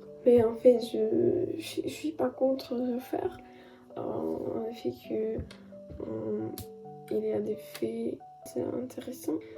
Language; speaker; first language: French; non-native, learner; Russian